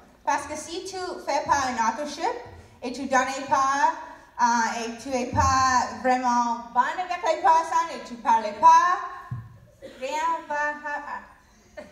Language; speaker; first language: French; non-native, learner; English